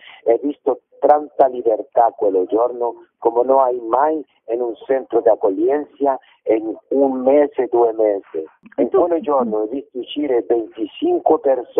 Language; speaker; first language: Italian; non-native, learner; Spanish